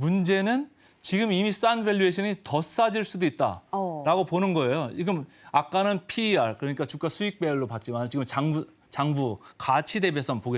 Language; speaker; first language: Korean; native; Korean